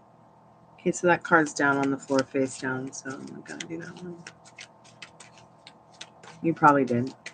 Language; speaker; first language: English; native; English